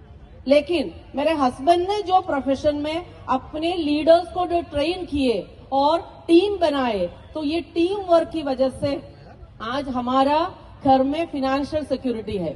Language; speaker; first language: Hindi; non-native, local second language; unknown